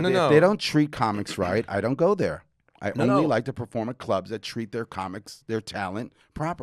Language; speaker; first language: English; native; English